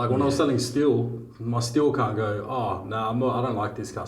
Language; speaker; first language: English; native; English